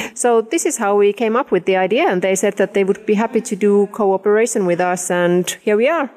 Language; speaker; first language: English; non-native, fluent; Finnish